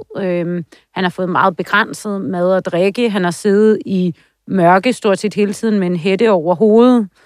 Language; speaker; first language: Danish; native; Danish